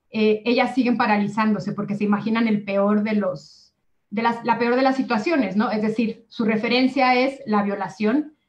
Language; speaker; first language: Spanish; native; Spanish